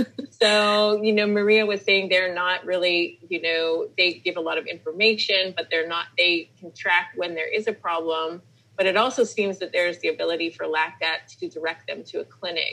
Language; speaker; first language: English; native; English